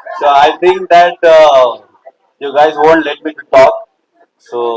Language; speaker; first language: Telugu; non-native, local second language; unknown